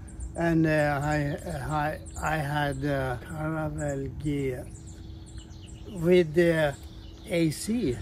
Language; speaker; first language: English; non-native, fluent; Swedish